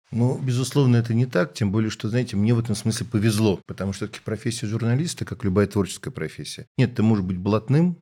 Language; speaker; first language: Russian; native; Russian